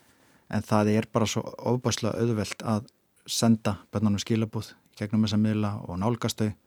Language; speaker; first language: Icelandic; native; Icelandic